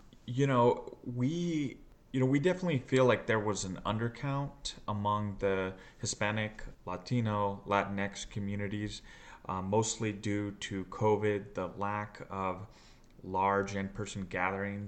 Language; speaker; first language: English; native; English